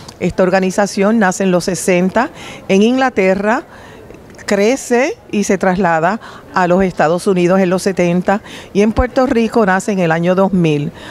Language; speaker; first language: Spanish; native; Spanish